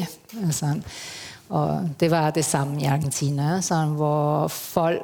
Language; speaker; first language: Danish; early bilingual, heritage; Spanish